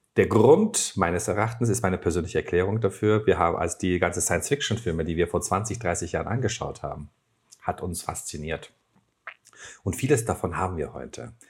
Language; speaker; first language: German; non-native, fluent; Turkish